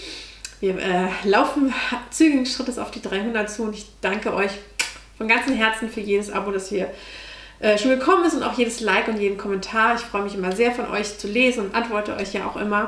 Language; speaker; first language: German; native; German